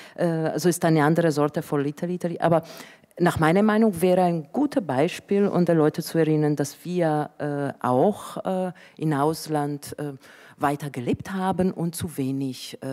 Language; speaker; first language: German; non-native, fluent; Italian